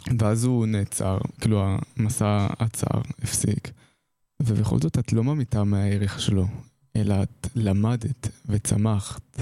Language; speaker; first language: Hebrew; native; Hebrew